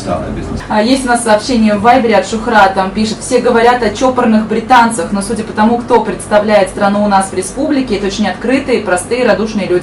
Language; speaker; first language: Russian; native; Russian